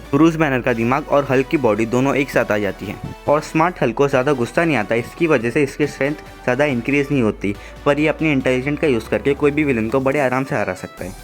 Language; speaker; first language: Hindi; native; Hindi